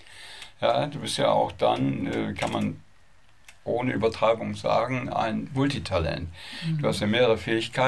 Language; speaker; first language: German; native; German